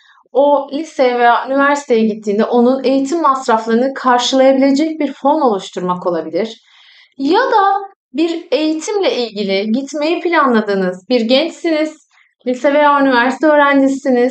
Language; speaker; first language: Turkish; native; Turkish